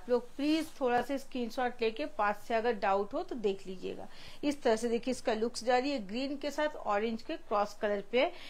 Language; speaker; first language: Hindi; non-native, local second language; Bangla